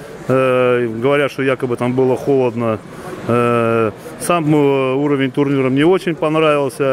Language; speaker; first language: Russian; native; Russian